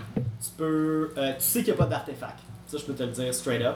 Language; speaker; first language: French; native; French